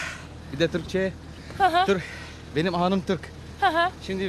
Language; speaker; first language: Turkish; non-native, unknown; Arabic